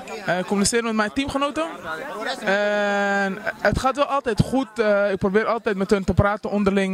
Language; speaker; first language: Dutch; early bilingual, other home language; Somali